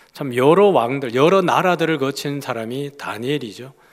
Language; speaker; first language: Korean; native; Korean